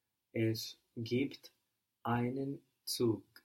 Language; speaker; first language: German; non-native, learner; English